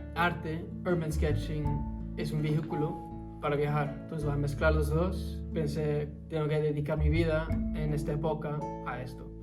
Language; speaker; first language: Spanish; early bilingual, heritage; Spanish